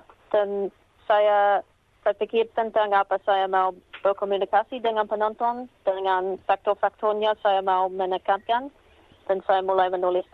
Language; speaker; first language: Indonesian; non-native, learner; English